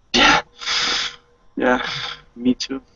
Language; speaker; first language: English; non-native, learner; Spanish